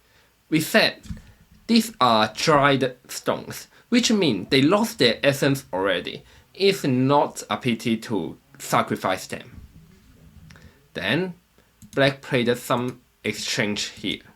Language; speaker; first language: English; non-native, fluent; Chinese